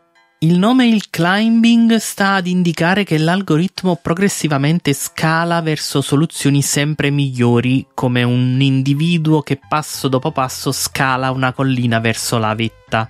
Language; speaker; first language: Italian; native; Italian